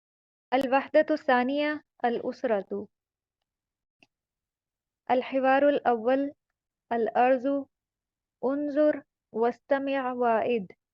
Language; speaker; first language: Arabic; non-native, fluent; Urdu